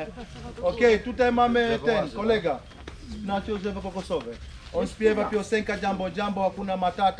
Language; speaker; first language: Polish; non-native, learner; Swahili